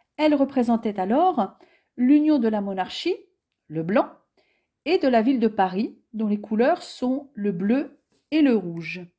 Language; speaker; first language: French; native; French